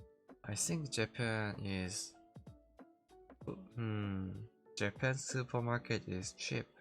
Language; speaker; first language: English; non-native, learner; Korean